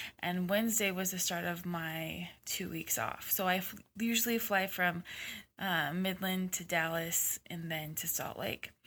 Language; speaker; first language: English; native; English